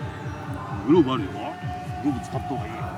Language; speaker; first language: Japanese; native; Japanese